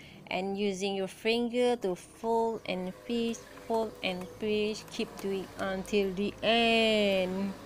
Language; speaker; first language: English; non-native, local second language; Malay